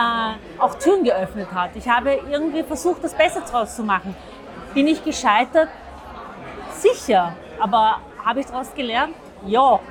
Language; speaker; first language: German; early bilingual, other home language; Zaza